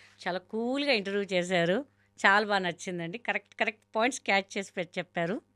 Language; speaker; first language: Telugu; non-native, local second language; Hindi